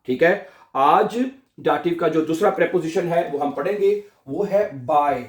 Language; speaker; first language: Urdu; native; Urdu